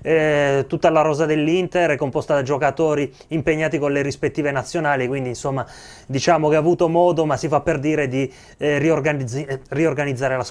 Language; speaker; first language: Italian; native; Italian